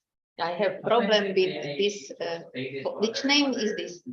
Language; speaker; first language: English; non-native, learner; Slovak